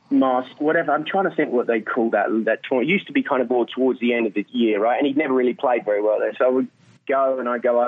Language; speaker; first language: English; native; English